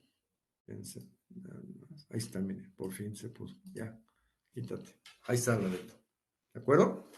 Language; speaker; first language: Spanish; native; Spanish